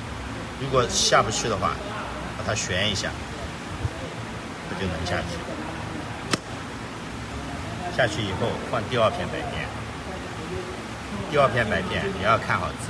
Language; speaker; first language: Chinese; native; Chinese